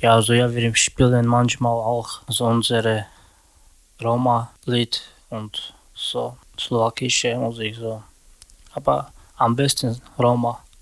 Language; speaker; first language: German; non-native, learner; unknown